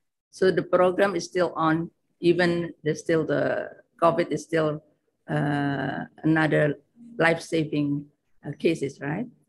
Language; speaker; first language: English; non-native, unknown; Indonesian